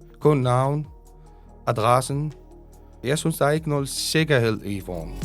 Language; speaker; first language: Danish; non-native, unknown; Arabic